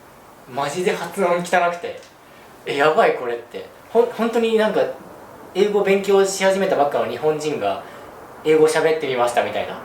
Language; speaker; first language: Japanese; native; Japanese